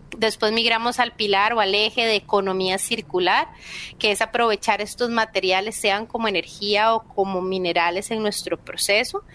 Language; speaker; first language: Spanish; native; Spanish